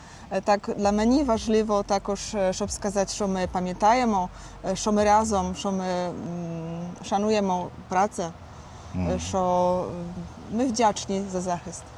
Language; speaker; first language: Ukrainian; non-native, fluent; Polish